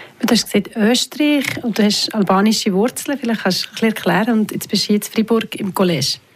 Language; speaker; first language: German; native; German